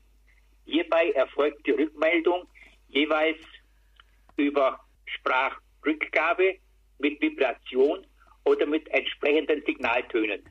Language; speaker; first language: German; native; German